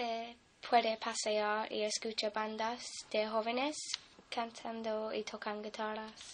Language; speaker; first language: Spanish; non-native, fluent; English